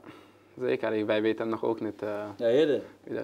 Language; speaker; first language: Dutch; non-native, learner; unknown